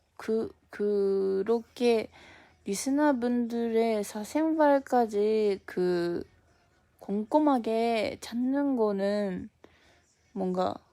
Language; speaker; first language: Korean; non-native, fluent; Japanese